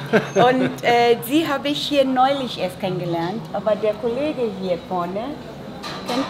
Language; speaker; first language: German; non-native, fluent; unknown